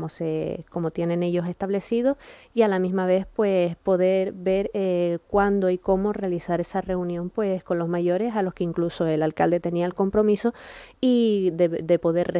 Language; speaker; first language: Spanish; native; Spanish